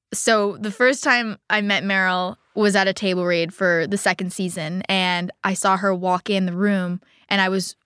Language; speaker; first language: English; native; English